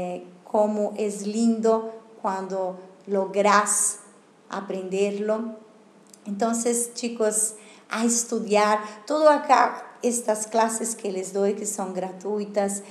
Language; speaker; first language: Spanish; non-native, fluent; Portuguese